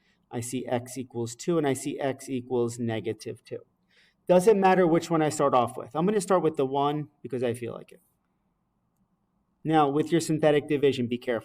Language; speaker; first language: English; native; English